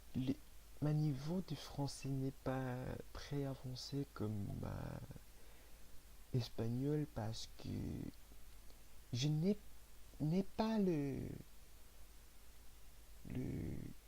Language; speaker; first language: French; non-native, learner; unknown